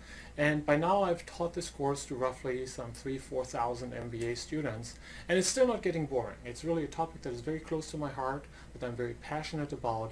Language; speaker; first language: English; non-native, fluent; German